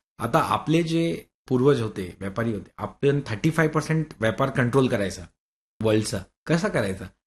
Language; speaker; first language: Marathi; non-native, local second language; Hindi